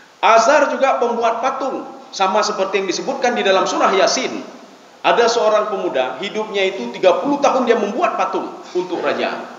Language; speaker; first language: Malay; non-native, local second language; Achinese